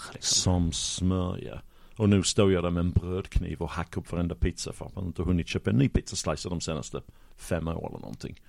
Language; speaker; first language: Swedish; non-native, fluent; English